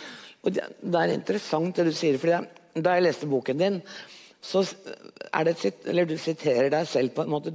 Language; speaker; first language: Norwegian; native; Norwegian